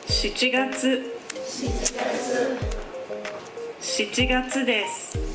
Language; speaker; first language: Japanese; non-native, learner; Indonesian